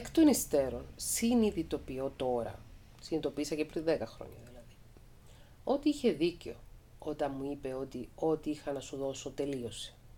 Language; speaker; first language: Greek; native; Greek